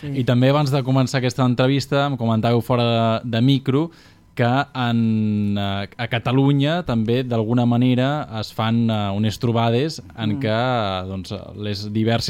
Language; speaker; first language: Catalan; native; Catalan